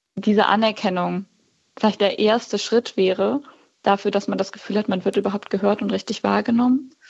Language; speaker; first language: German; native; German